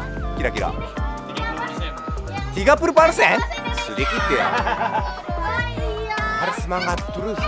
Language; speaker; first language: Indonesian; non-native, fluent; Japanese